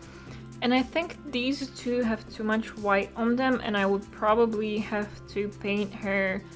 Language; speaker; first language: English; non-native, fluent; Polish